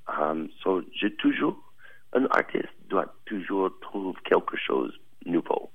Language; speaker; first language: French; non-native, learner; English